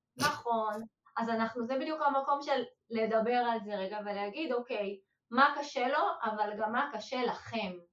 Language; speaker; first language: Hebrew; native; Hebrew